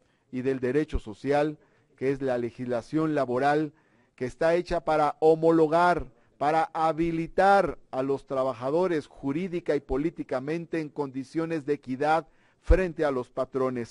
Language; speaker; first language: Spanish; native; Spanish